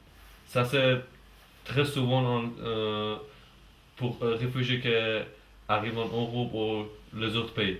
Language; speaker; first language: French; non-native, learner; Persian